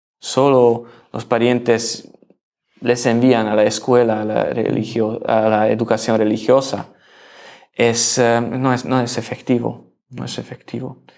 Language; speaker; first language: Spanish; non-native, learner; Hungarian